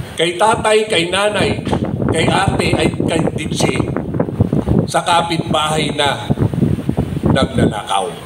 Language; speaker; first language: Filipino; non-native, local second language; Cebuano